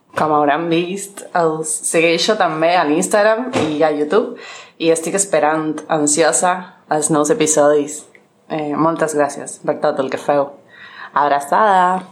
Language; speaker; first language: Catalan; non-native, learner; Spanish